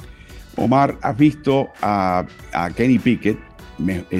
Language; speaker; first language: Spanish; native; Spanish